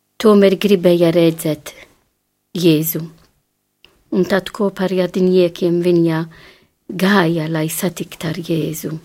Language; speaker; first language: Latvian; non-native, fluent; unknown